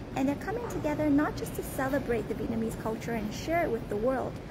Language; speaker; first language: English; early bilingual, other home language; Vietnamese